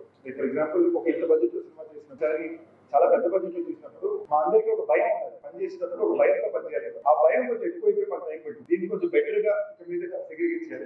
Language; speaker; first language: Telugu; native; Telugu